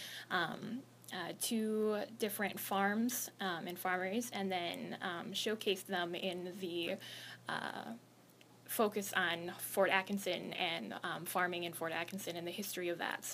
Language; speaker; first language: English; native; English